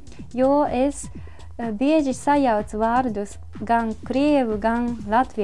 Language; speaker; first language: Latvian; non-native, fluent; Japanese